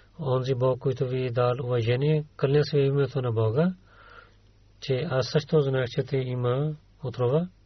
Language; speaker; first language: Bulgarian; non-native, learner; Urdu